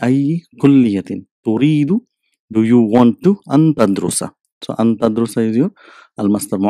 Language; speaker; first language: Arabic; non-native, fluent; English